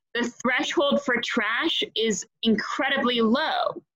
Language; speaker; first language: English; native; English